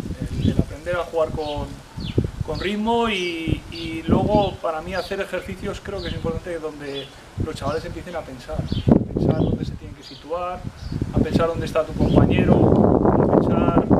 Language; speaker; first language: Spanish; native; Spanish